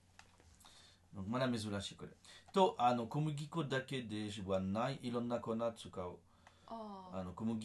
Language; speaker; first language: Japanese; non-native, learner; French